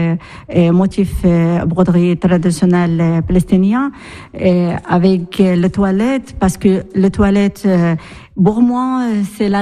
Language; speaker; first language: French; non-native, learner; Arabic